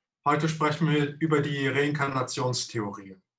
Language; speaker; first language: German; native; German